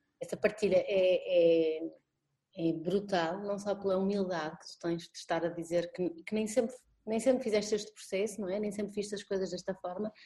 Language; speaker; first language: Portuguese; native; Portuguese